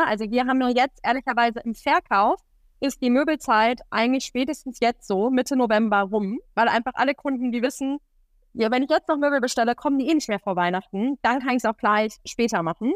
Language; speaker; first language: German; native; German